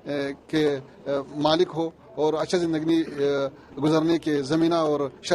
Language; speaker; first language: Hindi; non-native, fluent; Pashto